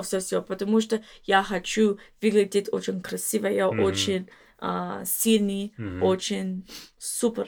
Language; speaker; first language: Russian; non-native, learner; English